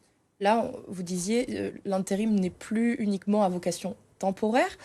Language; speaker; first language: French; native; French